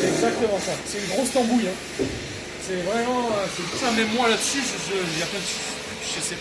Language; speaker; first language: French; native; French